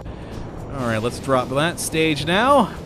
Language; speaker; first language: English; native; English